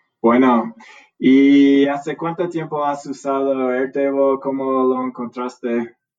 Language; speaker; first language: Spanish; non-native, learner; English